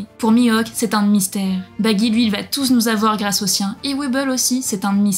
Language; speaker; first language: French; native; French